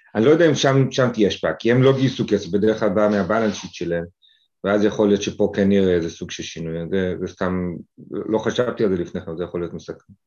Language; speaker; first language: Hebrew; native; Hebrew